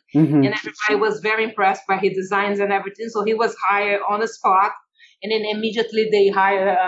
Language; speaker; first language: English; non-native, fluent; Portuguese